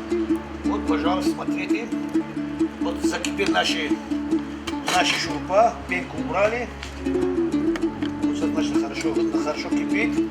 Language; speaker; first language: Russian; non-native, fluent; Tajik